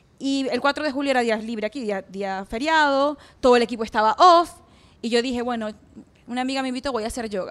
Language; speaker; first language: Spanish; native; Spanish